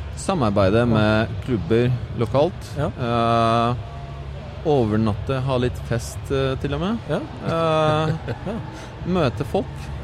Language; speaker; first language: Norwegian; non-native, fluent; Polish